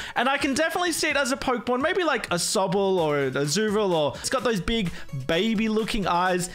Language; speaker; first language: English; native; English